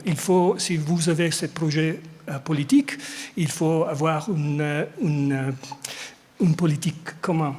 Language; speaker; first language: French; non-native, fluent; English